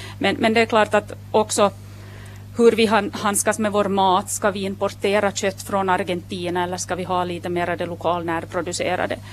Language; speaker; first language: Swedish; native; Swedish